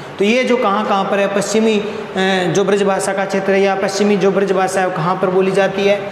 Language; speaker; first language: Hindi; native; Hindi